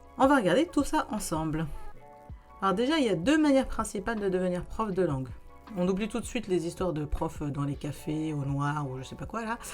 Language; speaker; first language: French; native; French